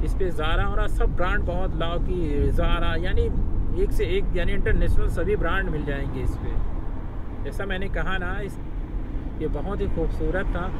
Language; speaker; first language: Hindi; native; Hindi